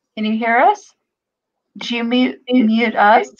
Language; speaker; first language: English; non-native, fluent; Hebrew